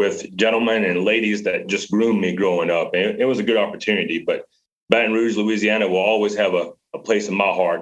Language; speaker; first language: English; native; English